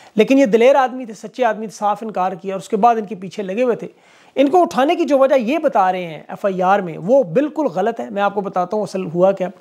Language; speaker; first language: Urdu; native; Urdu